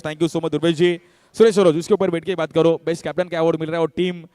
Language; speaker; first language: Hindi; non-native, local second language; Marathi